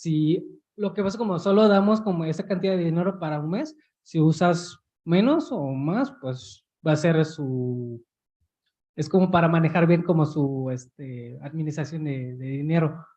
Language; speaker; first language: Spanish; early bilingual, heritage; Spanish